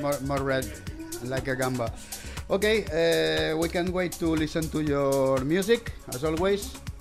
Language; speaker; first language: English; non-native, learner; Spanish